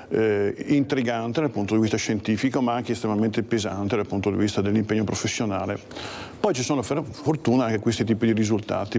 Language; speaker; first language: Italian; native; Italian